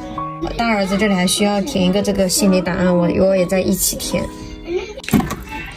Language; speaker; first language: Chinese; native; Chinese